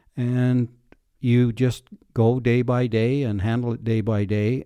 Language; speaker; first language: English; native; English